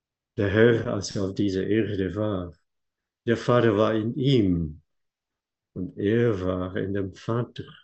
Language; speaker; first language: German; non-native, fluent; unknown